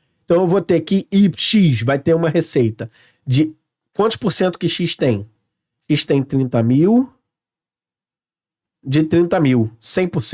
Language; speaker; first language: Portuguese; native; Portuguese